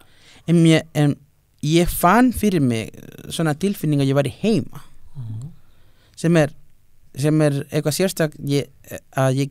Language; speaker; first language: Icelandic; non-native, fluent; Spanish